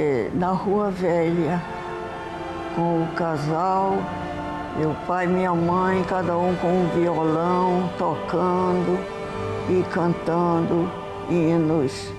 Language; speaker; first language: Portuguese; early bilingual, heritage; Portuguese